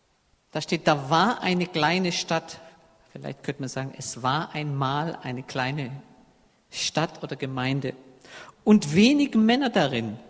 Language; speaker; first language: German; native; German